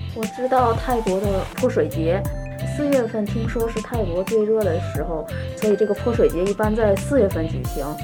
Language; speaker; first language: Chinese; native; Chinese